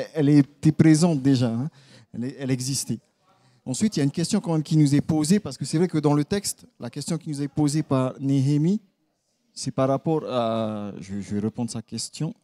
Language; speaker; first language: French; native; French